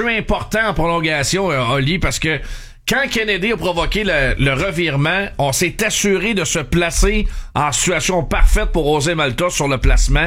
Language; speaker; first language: French; native; French